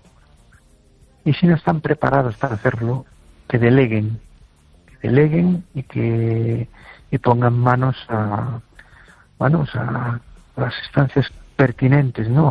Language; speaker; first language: Spanish; native; Spanish